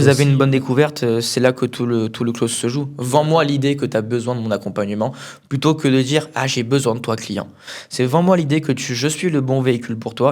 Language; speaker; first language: French; native; French